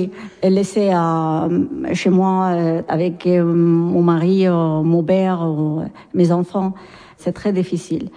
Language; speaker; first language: French; non-native, learner; Arabic